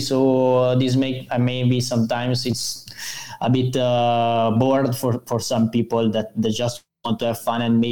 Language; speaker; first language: English; non-native, learner; Italian